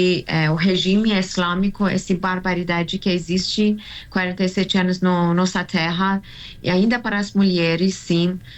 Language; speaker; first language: Portuguese; non-native, learner; Persian